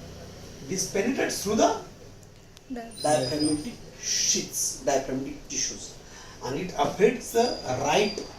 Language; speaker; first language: English; non-native, local second language; Marathi